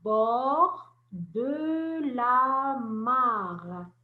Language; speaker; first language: French; non-native, local second language; Arabic